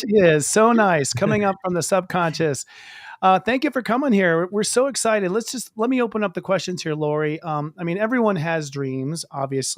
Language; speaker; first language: English; native; English